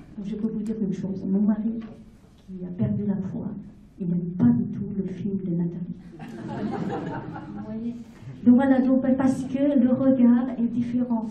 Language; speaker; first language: French; non-native, fluent; Vietnamese